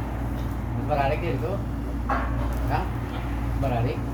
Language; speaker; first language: Indonesian; non-native, local second language; Sundanese